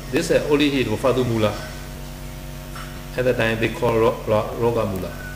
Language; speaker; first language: English; non-native, learner; Burmese